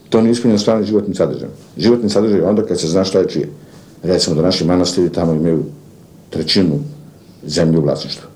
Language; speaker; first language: Serbian; native; Serbian